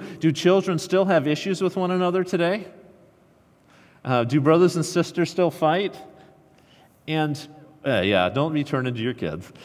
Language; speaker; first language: English; native; English